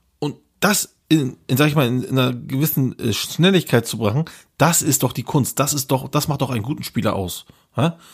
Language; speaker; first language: German; early bilingual, other home language; Turkish